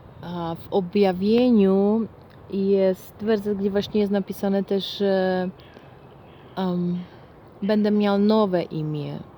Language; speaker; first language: Polish; non-native, fluent; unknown